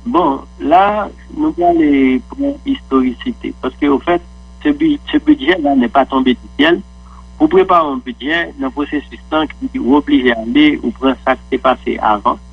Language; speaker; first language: French; non-native, local second language; Haitian Creole